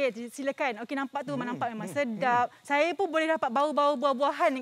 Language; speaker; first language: Malay; native; Malay